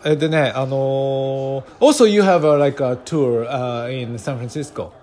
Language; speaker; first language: English; non-native, fluent; Japanese